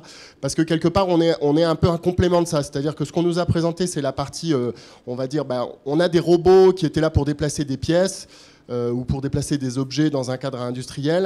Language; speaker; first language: French; native; French